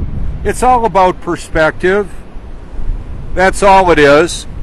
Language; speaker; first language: English; native; English